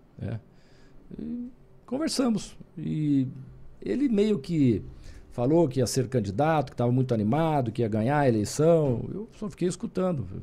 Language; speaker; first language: Portuguese; native; Portuguese